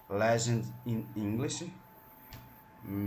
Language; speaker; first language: English; non-native, learner; Portuguese